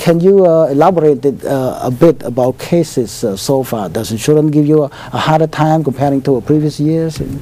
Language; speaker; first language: English; non-native, fluent; Khmer